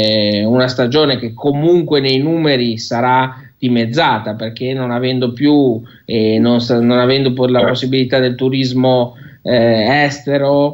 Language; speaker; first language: Italian; native; Italian